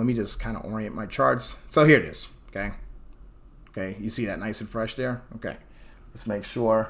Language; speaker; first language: English; native; English